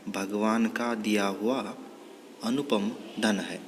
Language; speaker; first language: Hindi; non-native, local second language; Kannada